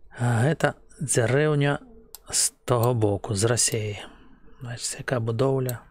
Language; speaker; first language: Belarusian; native; Belarusian